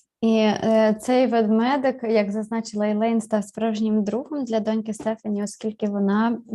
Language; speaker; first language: Ukrainian; native; Ukrainian